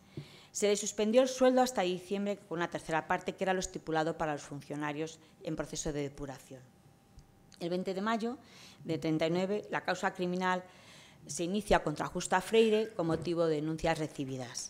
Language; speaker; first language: Spanish; native; Spanish